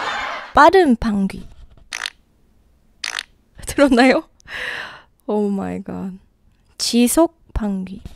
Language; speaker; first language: Korean; non-native, fluent; Japanese